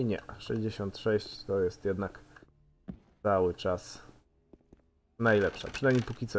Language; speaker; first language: Polish; native; Polish